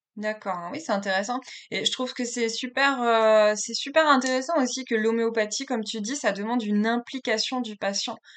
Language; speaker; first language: French; native; French